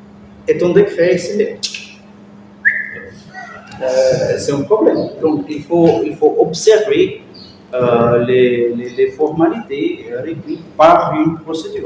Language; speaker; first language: French; non-native, fluent; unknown